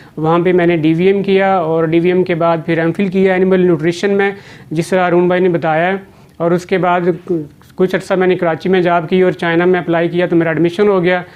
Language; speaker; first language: Urdu; non-native, local second language; Pahari-Potwari